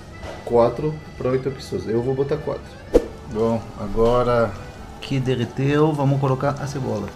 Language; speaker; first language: Portuguese; non-native, fluent; French